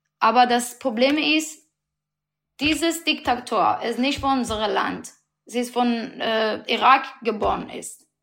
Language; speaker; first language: German; non-native, learner; Persian